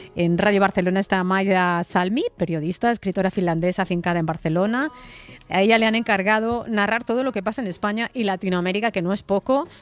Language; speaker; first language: Spanish; native; Spanish